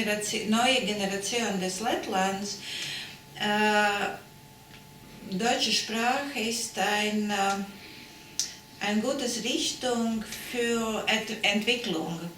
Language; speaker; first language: German; non-native, learner; Latvian